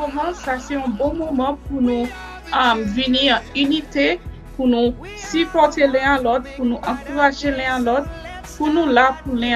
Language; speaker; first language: Haitian Creole; early bilingual, heritage; Haitian Creole